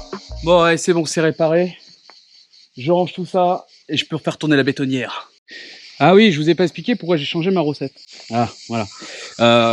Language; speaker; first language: French; native; French